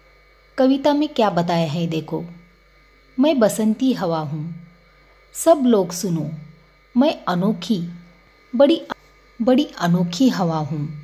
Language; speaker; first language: Hindi; non-native, local second language; Marathi